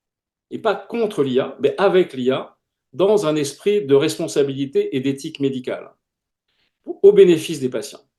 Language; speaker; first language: French; native; French